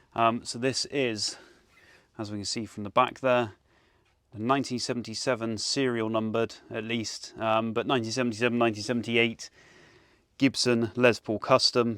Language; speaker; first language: English; native; English